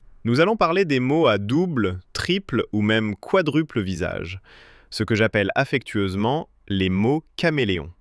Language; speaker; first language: French; native; French